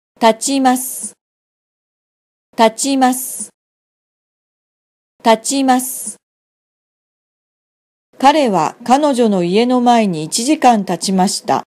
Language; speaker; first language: Japanese; non-native, fluent; Vietnamese